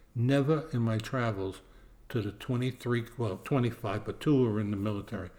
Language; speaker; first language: English; native; English